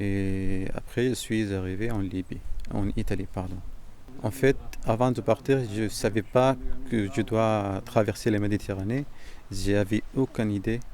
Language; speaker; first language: French; non-native, fluent; Arabic